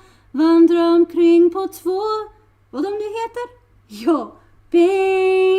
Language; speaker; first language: Swedish; non-native, learner; English